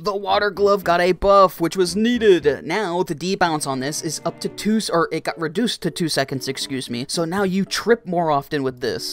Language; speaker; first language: English; native; English